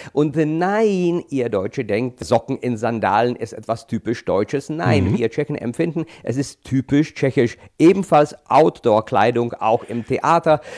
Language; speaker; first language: German; non-native, fluent; Czech